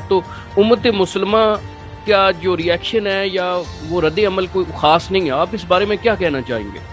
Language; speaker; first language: Urdu; non-native, local second language; Pahari-Potwari